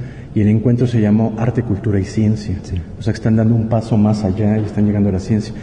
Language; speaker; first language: Spanish; native; Spanish